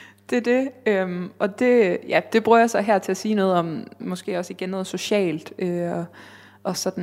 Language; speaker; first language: Danish; native; Danish